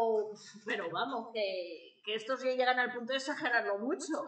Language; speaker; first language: Spanish; native; Spanish